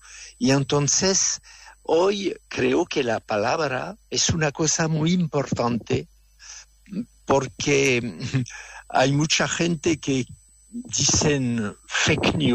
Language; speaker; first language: Spanish; non-native, fluent; French